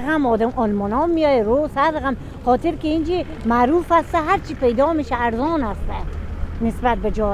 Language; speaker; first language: Persian; native; Persian